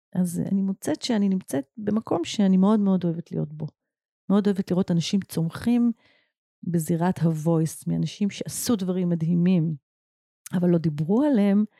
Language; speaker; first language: Hebrew; native; Hebrew